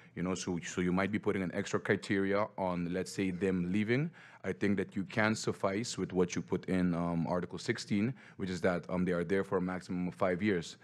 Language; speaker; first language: English; native; English